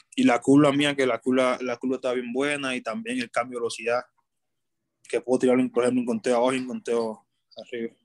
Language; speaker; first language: Spanish; native; Spanish